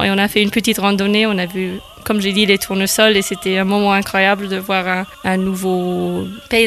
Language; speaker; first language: French; non-native, fluent; German